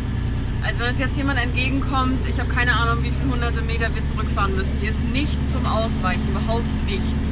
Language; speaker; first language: German; native; German